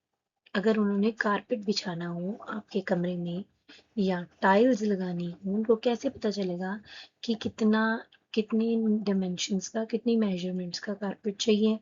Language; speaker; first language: Hindi; native; Hindi